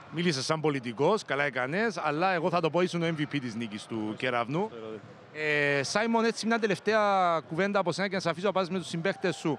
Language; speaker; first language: Greek; native; Greek